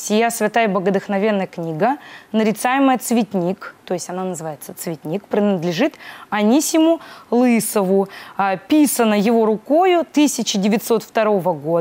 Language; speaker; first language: Russian; native; Russian